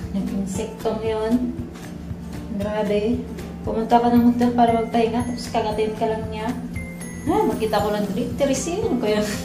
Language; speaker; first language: Filipino; non-native, local second language; Hiligaynon